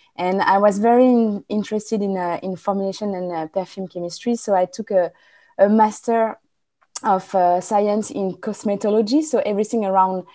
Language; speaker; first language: English; non-native, fluent; French